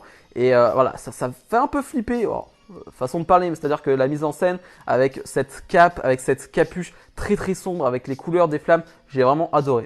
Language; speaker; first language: French; native; French